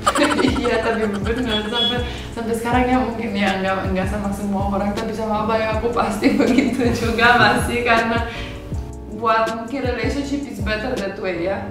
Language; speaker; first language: Indonesian; non-native, fluent; Romanian